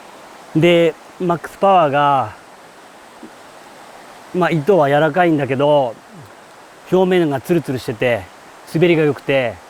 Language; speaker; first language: Japanese; native; Japanese